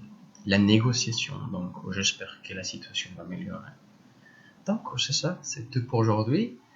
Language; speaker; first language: French; non-native, learner; Spanish